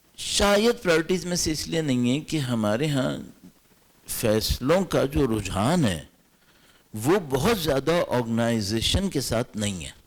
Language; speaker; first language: Urdu; native; Urdu